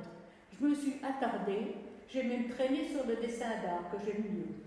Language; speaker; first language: French; native; French